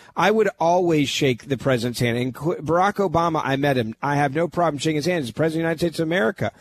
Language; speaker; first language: English; native; English